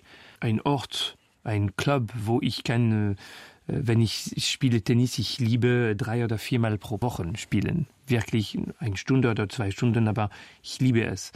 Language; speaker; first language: German; non-native, fluent; French